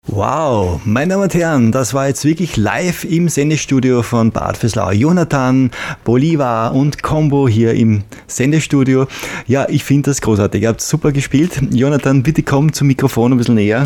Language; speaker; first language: German; native; German